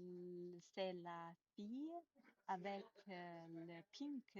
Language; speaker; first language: French; non-native, learner; Chinese